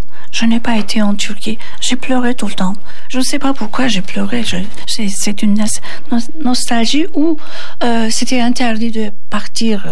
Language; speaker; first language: French; non-native, learner; Turkish